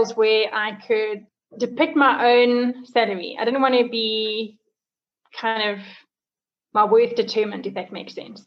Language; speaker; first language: English; native; English